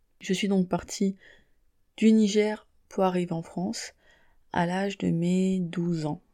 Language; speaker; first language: French; native; French